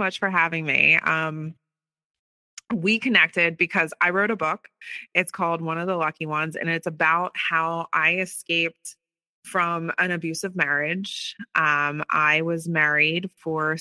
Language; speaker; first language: English; native; English